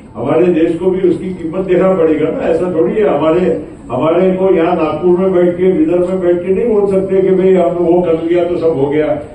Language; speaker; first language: Hindi; non-native, local second language; Marathi